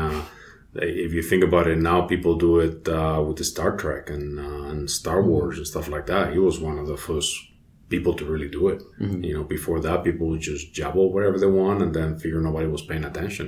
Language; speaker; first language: English; non-native, fluent; Spanish